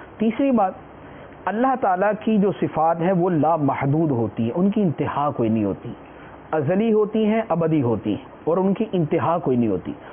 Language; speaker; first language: Urdu; native; Urdu